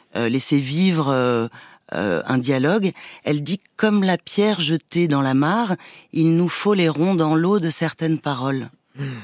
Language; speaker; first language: French; native; French